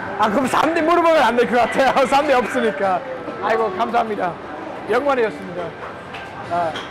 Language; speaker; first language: Korean; non-native, fluent; German